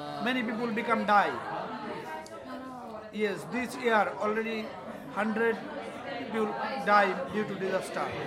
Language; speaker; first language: English; non-native, learner; Bangla